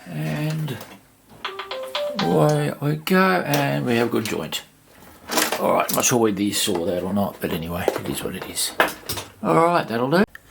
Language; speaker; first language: English; native; English